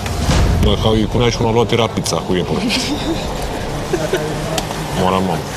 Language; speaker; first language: Romanian; non-native, learner; French